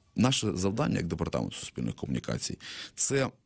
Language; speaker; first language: Ukrainian; native; Ukrainian